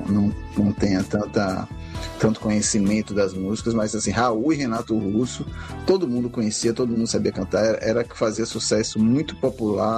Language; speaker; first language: Portuguese; native; Portuguese